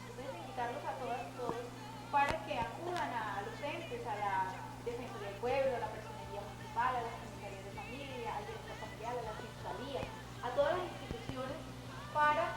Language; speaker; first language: Spanish; native; Spanish